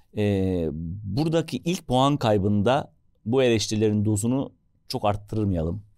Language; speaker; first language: Turkish; native; Turkish